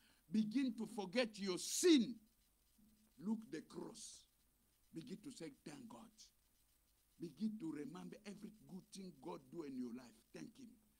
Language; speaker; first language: English; non-native, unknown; Lingala